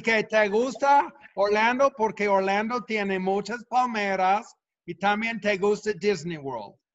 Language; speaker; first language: Spanish; non-native, fluent; English